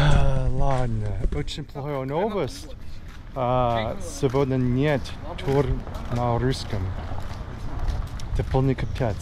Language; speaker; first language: Russian; non-native, learner; English